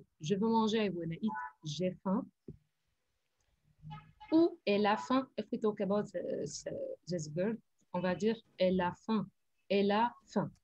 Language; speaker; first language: French; non-native, fluent; Arabic